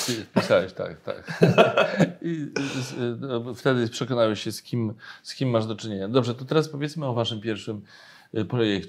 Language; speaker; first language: Polish; native; Polish